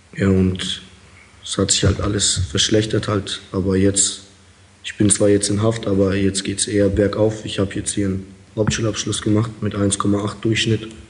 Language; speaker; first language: German; early bilingual, other home language; Russian